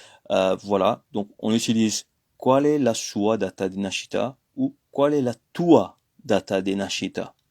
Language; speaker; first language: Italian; non-native, fluent; French